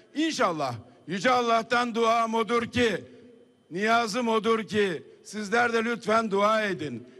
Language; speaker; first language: Turkish; native; Turkish